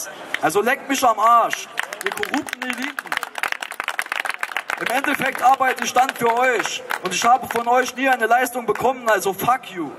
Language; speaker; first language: German; native; German